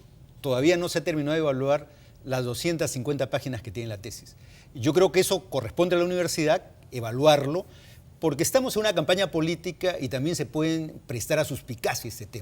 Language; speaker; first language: Spanish; native; Spanish